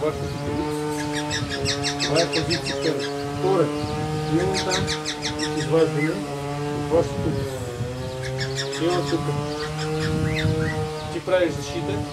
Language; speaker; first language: Bulgarian; non-native, learner; Russian